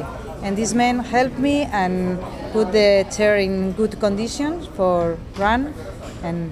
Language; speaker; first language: English; non-native, learner; Spanish